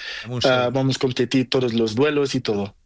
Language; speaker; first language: Spanish; non-native, learner; Portuguese